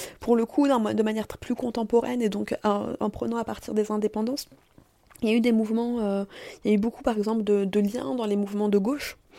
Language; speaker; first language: French; native; French